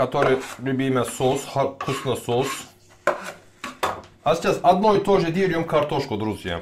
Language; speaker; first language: Russian; non-native, learner; Turkish